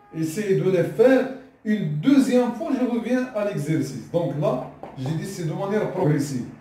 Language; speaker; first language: French; non-native, local second language; Arabic